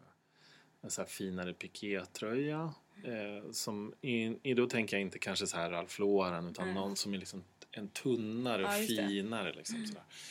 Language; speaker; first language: Swedish; native; Swedish